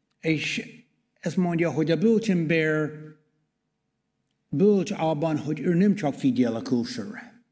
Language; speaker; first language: Hungarian; non-native, learner; English